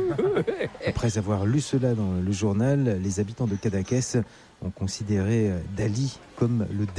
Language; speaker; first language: French; native; French